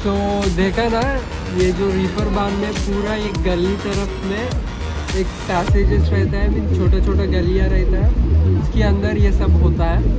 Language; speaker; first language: Hindi; non-native, local second language; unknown